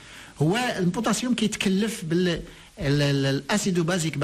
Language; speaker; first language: Arabic; native; Arabic